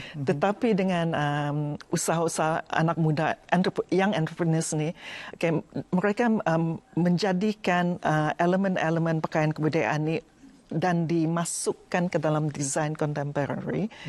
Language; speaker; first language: Malay; non-native, local second language; Central Dusun